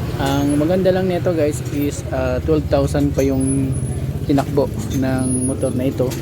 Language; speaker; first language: Filipino; non-native, local second language; Cebuano